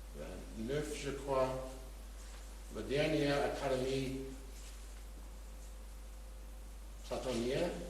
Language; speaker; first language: French; non-native, fluent; English